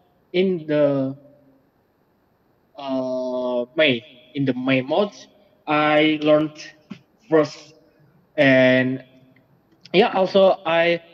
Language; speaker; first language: English; non-native, learner; Indonesian